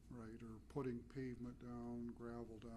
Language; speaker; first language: English; native; English